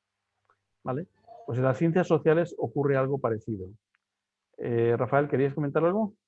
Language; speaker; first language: Spanish; native; Spanish